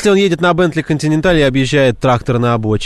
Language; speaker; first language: Russian; native; Russian